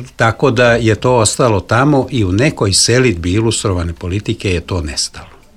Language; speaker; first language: Serbian; non-native, local second language; Hungarian